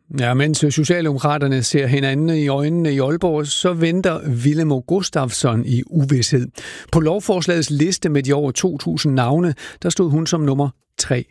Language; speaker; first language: Danish; native; Danish